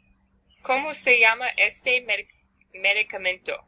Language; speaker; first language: Spanish; non-native, learner; English